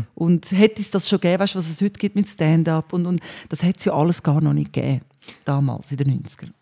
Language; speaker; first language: German; early bilingual, other home language; Swiss German